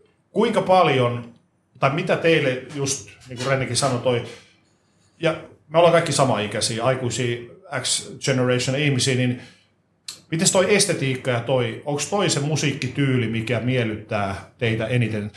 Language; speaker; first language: Finnish; native; Finnish